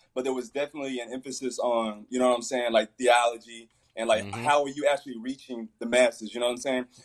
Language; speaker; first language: English; native; English